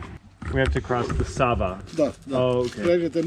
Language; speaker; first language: English; native; English